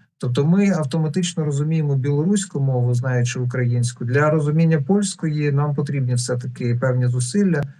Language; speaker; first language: Ukrainian; non-native, local second language; Russian